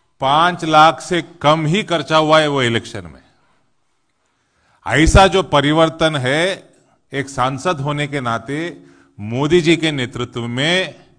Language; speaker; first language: Hindi; non-native, local second language; Telugu